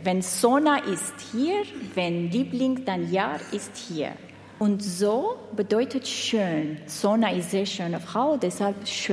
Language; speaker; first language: German; non-native, learner; Armenian